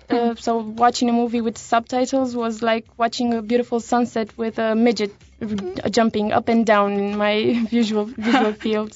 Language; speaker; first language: English; non-native, fluent; Romanian